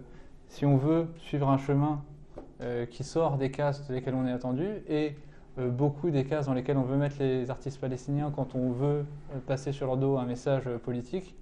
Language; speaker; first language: French; native; French